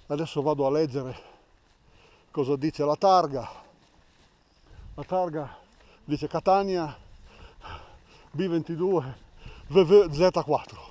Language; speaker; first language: Italian; native; Italian